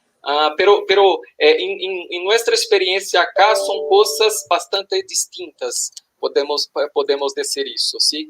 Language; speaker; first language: Spanish; non-native, learner; Portuguese